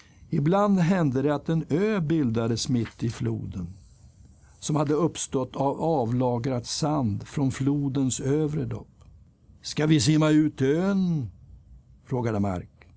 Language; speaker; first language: Swedish; native; Swedish